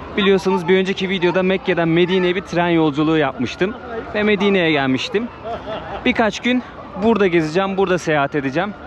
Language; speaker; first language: Turkish; native; Turkish